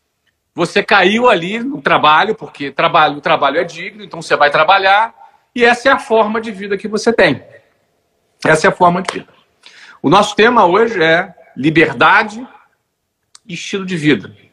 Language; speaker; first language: Portuguese; native; Portuguese